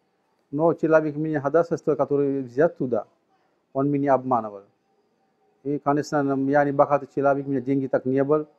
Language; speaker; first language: Russian; non-native, learner; Sinhala